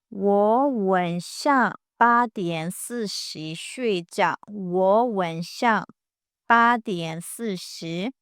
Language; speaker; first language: Chinese; non-native, fluent; Burmese